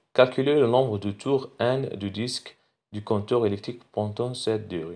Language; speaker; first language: French; non-native, local second language; Arabic